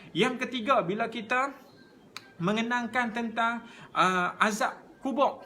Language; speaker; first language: Malay; native; Malay